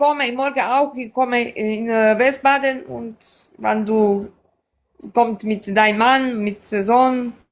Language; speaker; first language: German; non-native, learner; Serbian